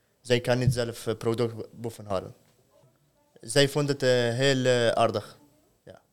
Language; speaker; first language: Dutch; non-native, learner; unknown